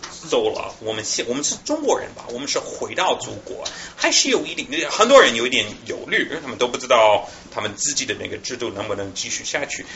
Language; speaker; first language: Chinese; non-native, fluent; English